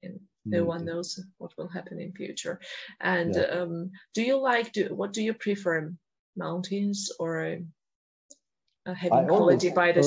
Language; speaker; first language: English; non-native, fluent; Georgian